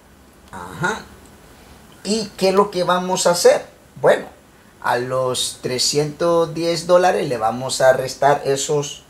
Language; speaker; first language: Spanish; native; Spanish